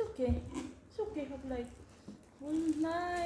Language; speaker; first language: English; non-native, learner; Filipino